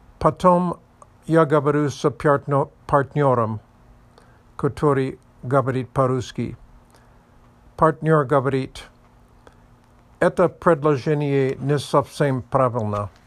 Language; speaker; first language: Russian; non-native, learner; English